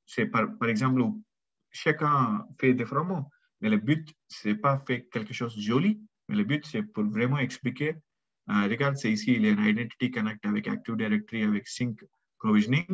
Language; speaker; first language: French; non-native, learner; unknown